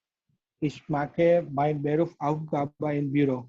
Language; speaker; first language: German; non-native, learner; Gujarati